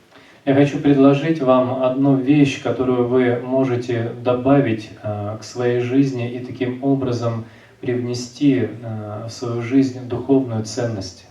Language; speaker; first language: Russian; native; Russian